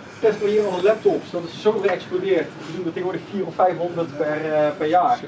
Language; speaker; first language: Dutch; native; Dutch